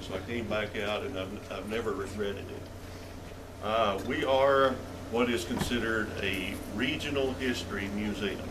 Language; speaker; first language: English; native; English